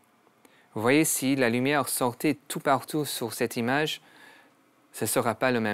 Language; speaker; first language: French; non-native, learner; English